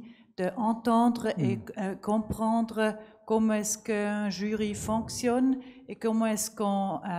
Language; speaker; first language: French; non-native, learner; German